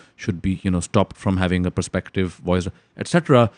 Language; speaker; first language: English; non-native, local second language; Urdu